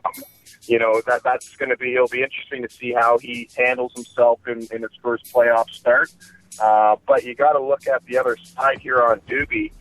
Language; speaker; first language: English; native; English